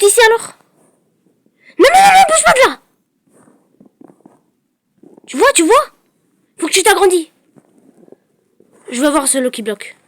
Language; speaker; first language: French; native; French